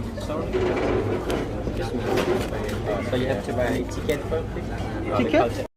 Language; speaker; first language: English; non-native, learner; Korean